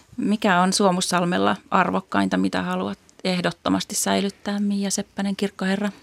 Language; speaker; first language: Finnish; native; Finnish